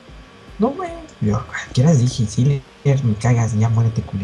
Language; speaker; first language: Spanish; native; Spanish